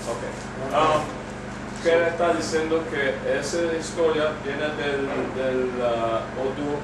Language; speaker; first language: Spanish; non-native, learner; Yoruba